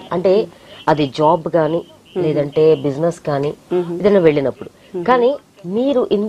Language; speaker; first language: Telugu; native; Telugu